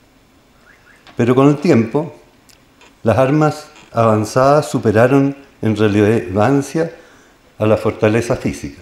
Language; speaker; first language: Spanish; native; Spanish